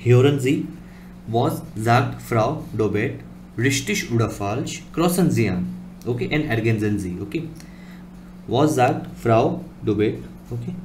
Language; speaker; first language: German; non-native, learner; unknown